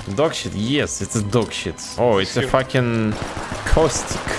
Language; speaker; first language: English; non-native, learner; Russian